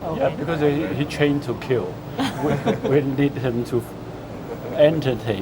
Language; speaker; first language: English; non-native, fluent; Cantonese